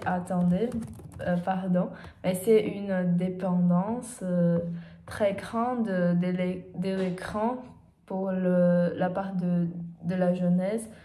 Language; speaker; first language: French; non-native, learner; Portuguese